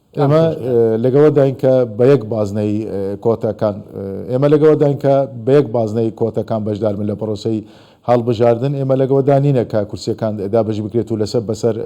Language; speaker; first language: Central Kurdish; non-native, local second language; Turkish